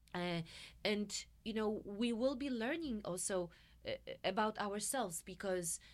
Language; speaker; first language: English; non-native, fluent; Polish